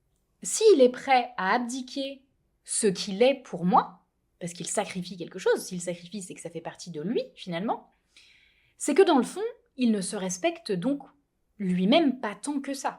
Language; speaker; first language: French; native; French